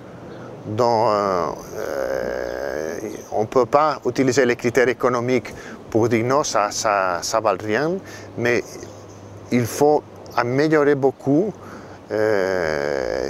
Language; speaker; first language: French; non-native, fluent; Catalan